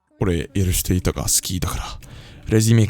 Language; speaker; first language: Japanese; non-native, learner; English